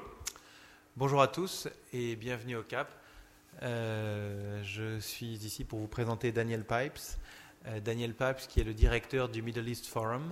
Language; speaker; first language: French; native; French